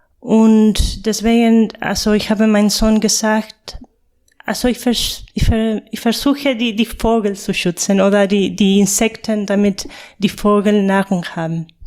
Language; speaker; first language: German; non-native, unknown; Spanish